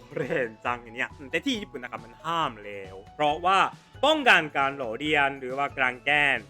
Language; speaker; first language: Thai; non-native, fluent; Japanese